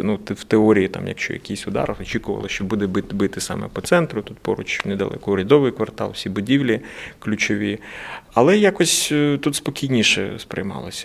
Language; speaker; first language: Ukrainian; native; Ukrainian